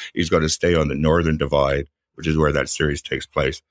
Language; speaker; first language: English; native; English